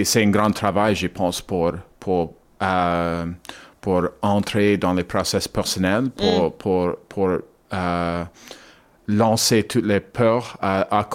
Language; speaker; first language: French; non-native, learner; English